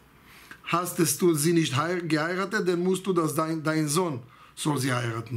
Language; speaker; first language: German; non-native, fluent; Hebrew